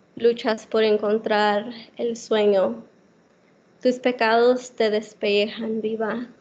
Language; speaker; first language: Spanish; early bilingual, heritage; Spanish